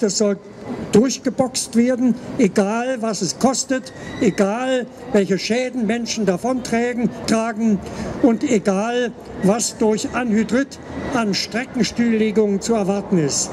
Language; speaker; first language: German; native; German